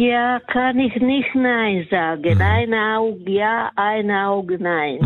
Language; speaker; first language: German; non-native, fluent; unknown